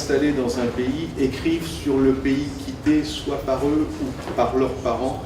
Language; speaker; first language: French; native; French